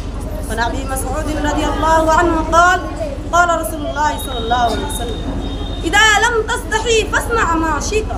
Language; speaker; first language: Arabic; non-native, learner; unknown